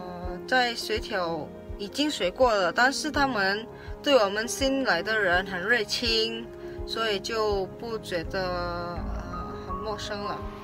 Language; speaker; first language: Chinese; non-native, learner; Indonesian